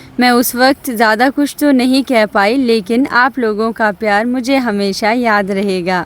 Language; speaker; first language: Hindi; early bilingual, other home language; Nepali